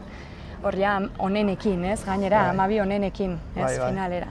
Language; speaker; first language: Basque; native; Basque